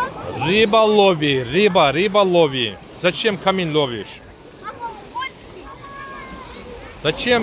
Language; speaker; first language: Russian; non-native, learner; Turkish